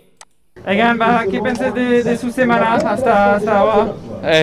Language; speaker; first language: Spanish; non-native, learner; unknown